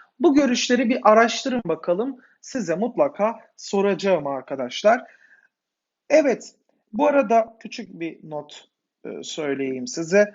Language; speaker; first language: Turkish; native; Turkish